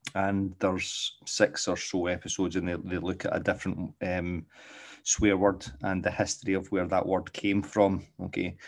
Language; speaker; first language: English; native; English